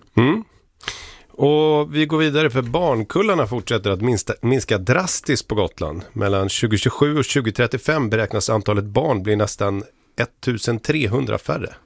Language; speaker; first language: Swedish; native; Swedish